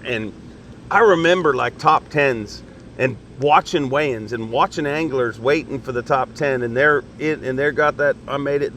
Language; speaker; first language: English; native; English